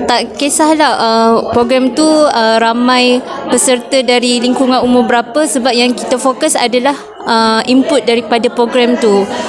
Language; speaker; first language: Malay; native; Malay